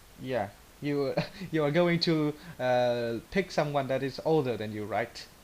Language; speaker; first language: English; non-native, learner; Vietnamese